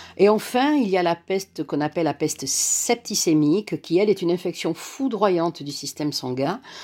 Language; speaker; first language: French; native; French